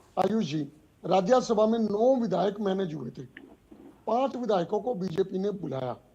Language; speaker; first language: Hindi; native; Hindi